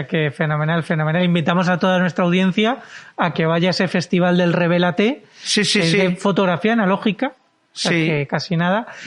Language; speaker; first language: Spanish; native; Spanish